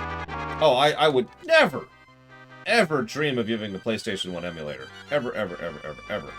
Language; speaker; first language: English; native; English